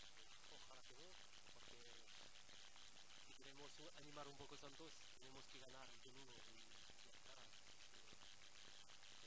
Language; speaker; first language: Spanish; non-native, learner; French